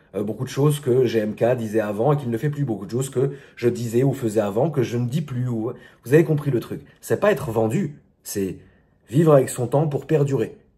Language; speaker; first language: French; native; French